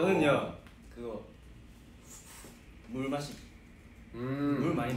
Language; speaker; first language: Korean; non-native, learner; Japanese